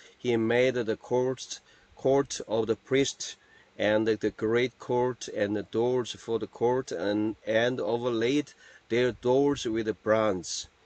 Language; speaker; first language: English; non-native, fluent; Korean